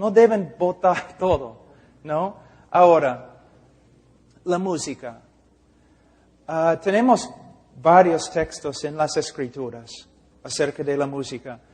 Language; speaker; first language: Spanish; non-native, fluent; English